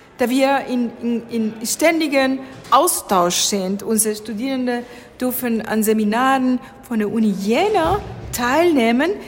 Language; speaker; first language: German; non-native, fluent; Spanish